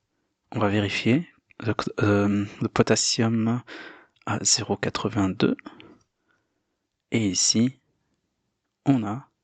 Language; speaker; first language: French; native; French